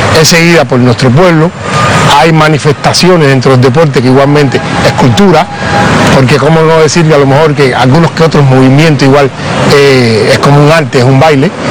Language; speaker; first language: Spanish; native; Spanish